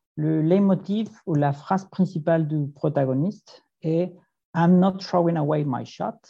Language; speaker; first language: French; non-native, fluent; Spanish